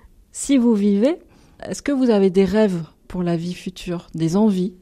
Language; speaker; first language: French; native; French